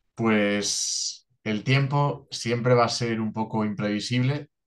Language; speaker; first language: Spanish; native; Spanish